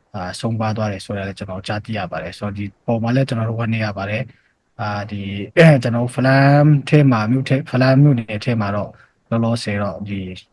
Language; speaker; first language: Burmese; non-native, local second language; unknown